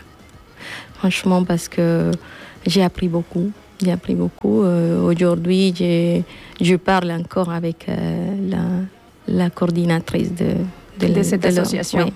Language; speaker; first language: French; non-native, fluent; Spanish